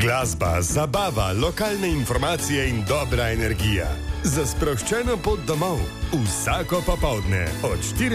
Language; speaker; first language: Slovenian; native; Slovenian